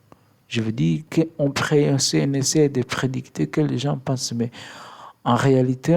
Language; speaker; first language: French; non-native, learner; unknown